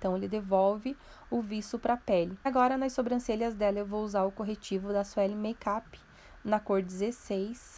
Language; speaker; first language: Portuguese; native; Portuguese